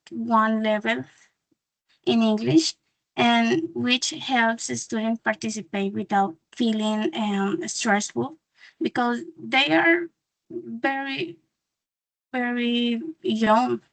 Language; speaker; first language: English; non-native, learner; Spanish